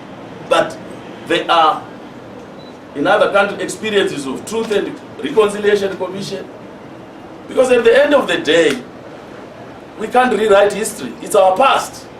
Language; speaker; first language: English; non-native, local second language; Shona